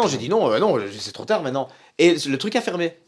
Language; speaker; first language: French; native; French